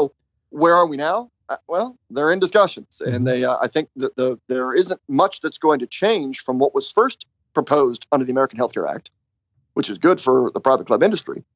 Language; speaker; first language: English; native; English